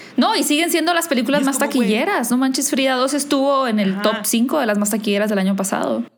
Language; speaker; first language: Spanish; native; Spanish